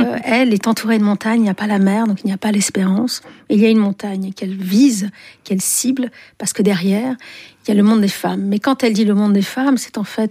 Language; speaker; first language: French; native; French